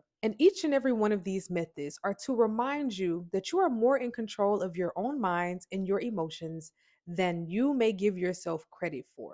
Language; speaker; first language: English; native; English